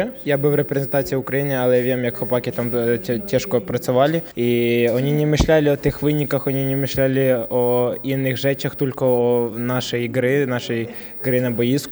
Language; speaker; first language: Polish; non-native, learner; Ukrainian